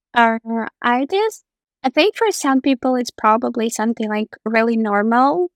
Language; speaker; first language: English; non-native, fluent; Russian